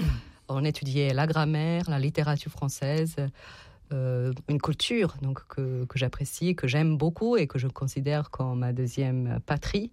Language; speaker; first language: French; non-native, fluent; Serbian